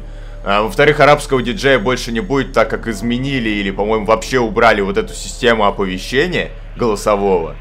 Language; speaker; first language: Russian; native; Russian